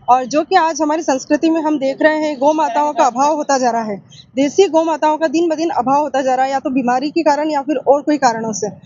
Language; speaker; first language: Hindi; native; Hindi